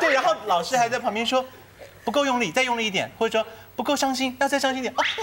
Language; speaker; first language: Chinese; native; Chinese